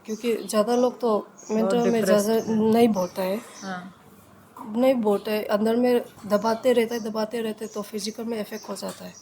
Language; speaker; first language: Hindi; non-native, local second language; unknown